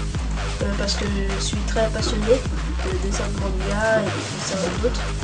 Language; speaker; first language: French; native; French